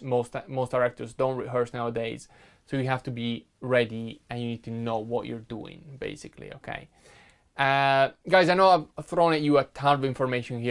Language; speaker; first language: English; non-native, fluent; Italian